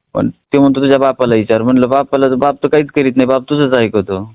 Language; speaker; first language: Marathi; native; Marathi